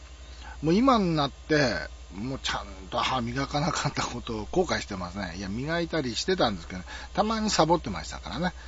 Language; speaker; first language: Japanese; native; Japanese